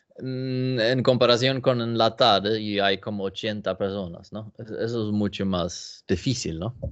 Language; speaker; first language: Spanish; non-native, learner; Swedish